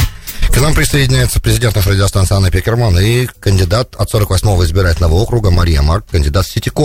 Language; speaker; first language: Russian; native; Russian